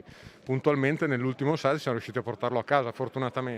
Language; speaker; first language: Italian; native; Italian